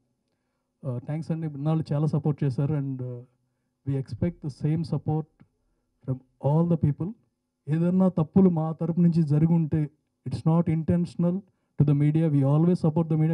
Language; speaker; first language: Telugu; native; Telugu